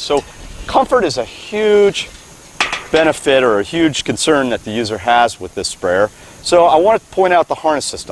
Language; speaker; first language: English; native; English